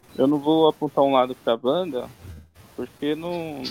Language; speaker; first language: Portuguese; native; Portuguese